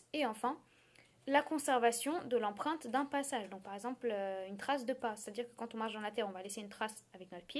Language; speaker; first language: French; native; French